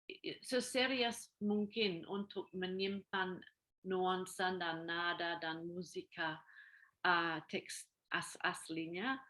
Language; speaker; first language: Indonesian; non-native, fluent; English